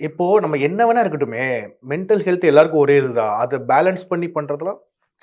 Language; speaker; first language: Tamil; native; Tamil